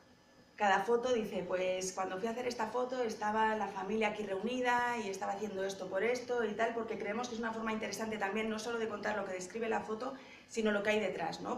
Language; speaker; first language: Spanish; native; Spanish